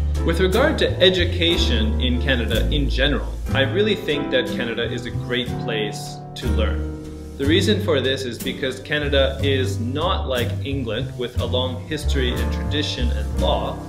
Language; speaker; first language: English; native; English